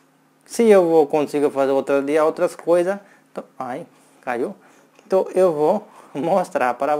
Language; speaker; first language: Portuguese; non-native, learner; Hindi